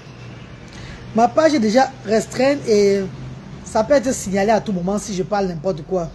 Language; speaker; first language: French; non-native, local second language; Lingala